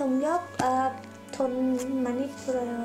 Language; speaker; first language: Korean; non-native, learner; Khmer